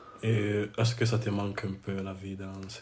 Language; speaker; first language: French; non-native, learner; English